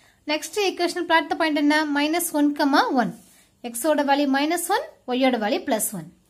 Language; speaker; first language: English; non-native, local second language; Tamil